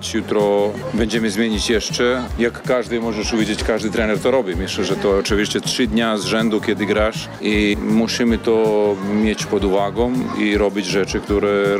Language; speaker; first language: Polish; non-native, learner; Serbian